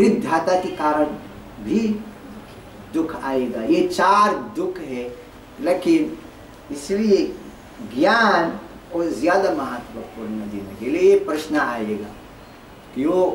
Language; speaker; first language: Hindi; non-native, learner; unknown